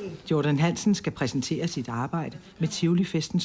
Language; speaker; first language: Danish; native; Danish